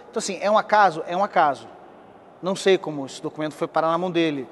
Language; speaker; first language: Portuguese; native; Portuguese